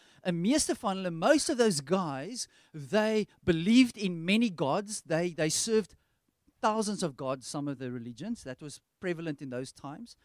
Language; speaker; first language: English; non-native, local second language; Afrikaans